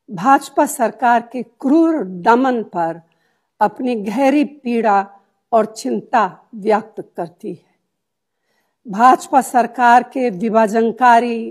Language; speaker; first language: Hindi; non-native, fluent; Italian